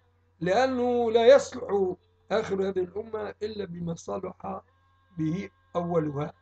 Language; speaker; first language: Arabic; native; Arabic